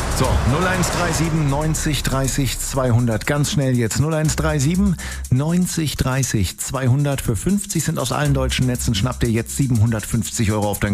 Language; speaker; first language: German; native; German